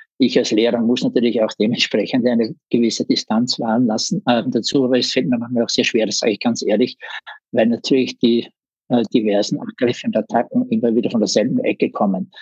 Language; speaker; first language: German; native; German